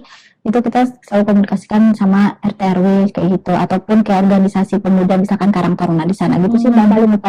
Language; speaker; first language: Indonesian; native; Indonesian